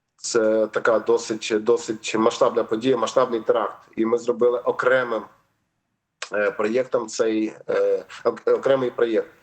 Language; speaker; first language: Ukrainian; native; Ukrainian